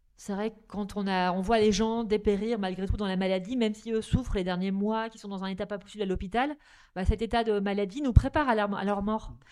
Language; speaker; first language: French; native; French